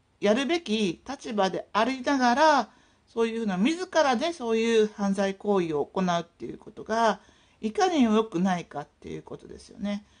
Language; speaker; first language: Japanese; native; Japanese